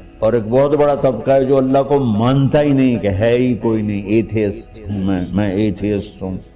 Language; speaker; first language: Urdu; non-native, local second language; Punjabi